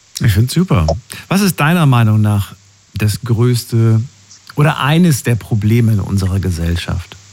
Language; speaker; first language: German; native; German